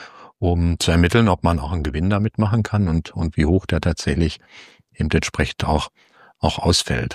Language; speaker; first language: German; native; German